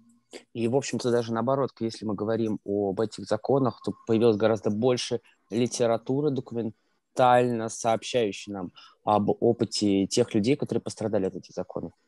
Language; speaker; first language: Russian; native; Russian